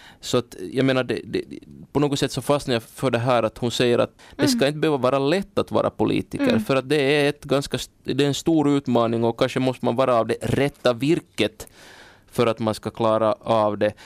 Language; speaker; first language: Swedish; native; Swedish